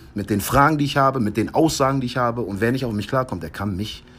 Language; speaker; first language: German; early bilingual, heritage; English